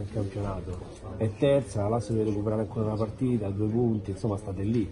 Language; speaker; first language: Italian; native; Italian